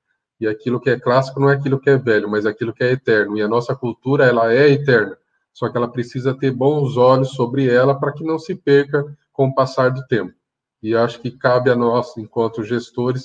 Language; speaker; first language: Portuguese; native; Portuguese